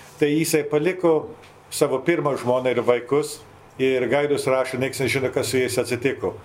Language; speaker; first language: Lithuanian; early bilingual, heritage; Lithuanian